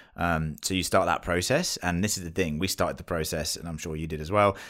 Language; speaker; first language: English; native; English